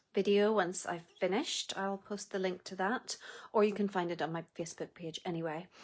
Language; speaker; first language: English; native; English